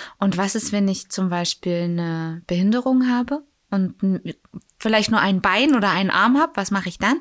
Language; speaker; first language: German; native; German